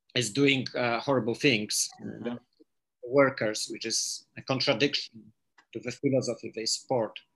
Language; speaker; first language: English; non-native, fluent; Polish